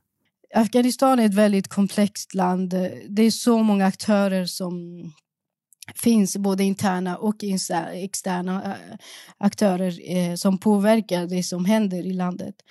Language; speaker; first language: Swedish; early bilingual, other home language; Persian